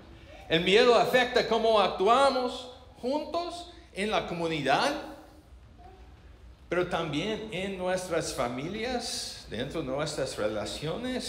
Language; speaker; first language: Spanish; non-native, learner; English